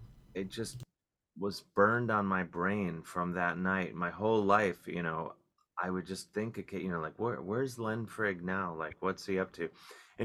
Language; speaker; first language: English; native; English